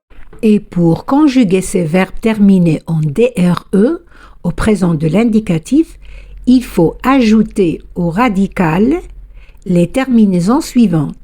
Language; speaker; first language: French; non-native, fluent; Spanish